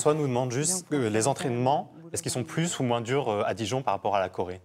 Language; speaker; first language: French; native; French